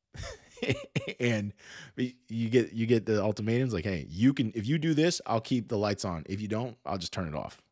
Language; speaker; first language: English; native; English